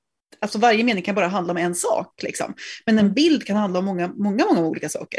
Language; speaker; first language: Swedish; native; Swedish